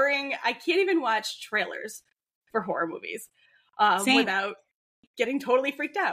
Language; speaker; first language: English; native; English